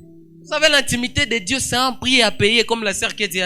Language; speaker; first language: French; non-native, local second language; Swahili